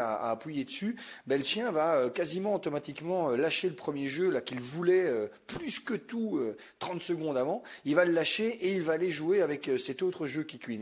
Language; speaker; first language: French; native; French